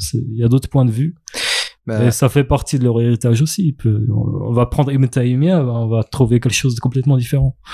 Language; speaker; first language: French; native; French